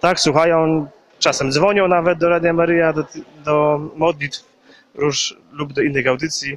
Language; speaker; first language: Polish; native; Polish